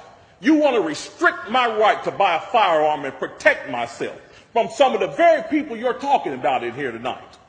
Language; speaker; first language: English; native; English